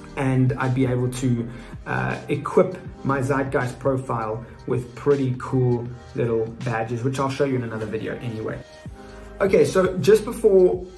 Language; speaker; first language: English; native; English